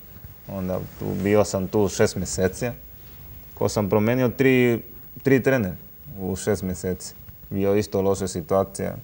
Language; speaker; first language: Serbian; non-native, learner; Spanish